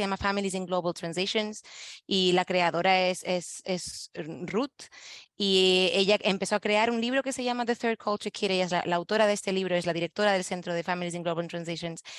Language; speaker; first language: Spanish; non-native, fluent; French